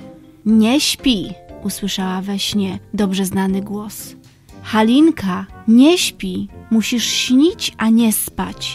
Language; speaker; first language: Polish; native; Polish